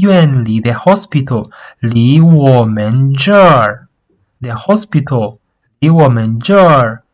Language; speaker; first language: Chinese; non-native, fluent; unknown